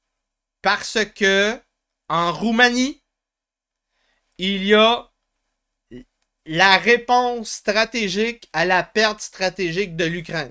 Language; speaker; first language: French; native; French